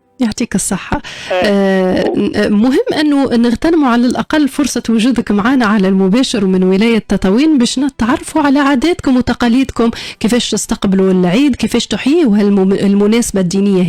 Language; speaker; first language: Arabic; native; Arabic